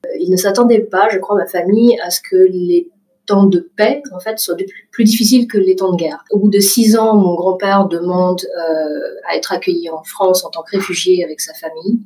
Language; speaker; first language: French; early bilingual, other home language; Vietnamese